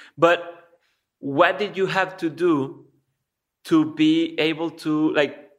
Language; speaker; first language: English; non-native, fluent; Spanish